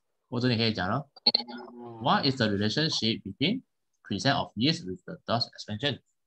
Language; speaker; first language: English; non-native, local second language; Chinese